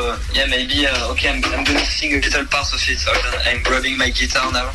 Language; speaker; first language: English; non-native, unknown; French